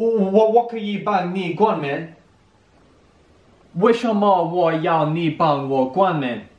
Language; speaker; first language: Chinese; non-native, learner; English